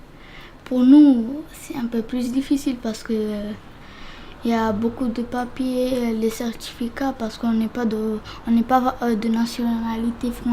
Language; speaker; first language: French; non-native, fluent; Romany